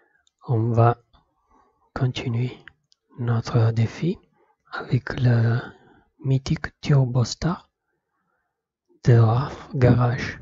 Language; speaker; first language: French; non-native, learner; Italian